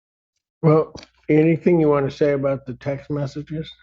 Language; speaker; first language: English; native; English